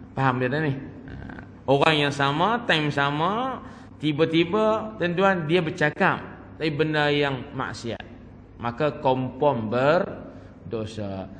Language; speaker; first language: Malay; native; Malay